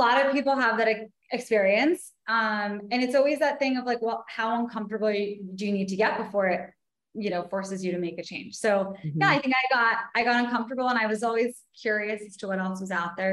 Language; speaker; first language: English; native; English